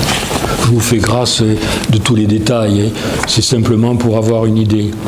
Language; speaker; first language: French; native; French